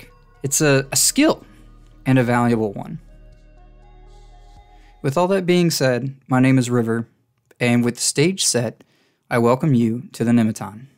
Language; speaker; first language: English; native; English